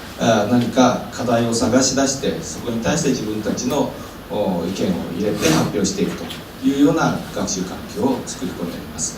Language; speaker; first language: Japanese; native; Japanese